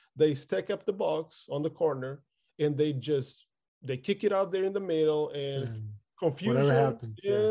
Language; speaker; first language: English; non-native, fluent; Portuguese